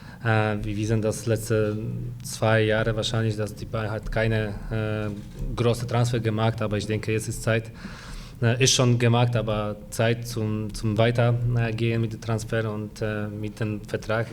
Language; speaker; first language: German; non-native, fluent; Polish